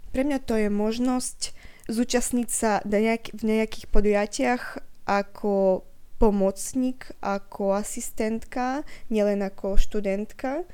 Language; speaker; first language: Slovak; non-native, fluent; Russian